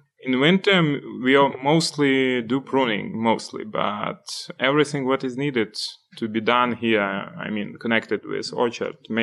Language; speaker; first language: English; non-native, fluent; Ukrainian